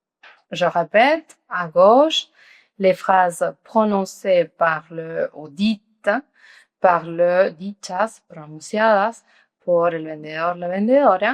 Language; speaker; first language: French; non-native, fluent; Spanish